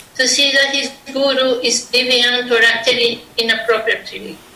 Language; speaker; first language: English; non-native, fluent; Spanish